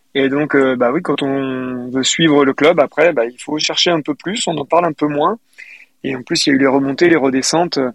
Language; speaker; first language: French; native; French